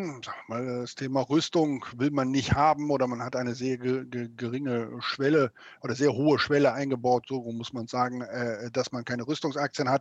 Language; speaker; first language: German; native; German